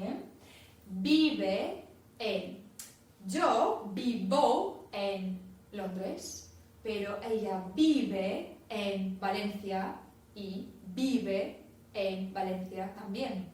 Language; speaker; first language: Spanish; non-native, fluent; English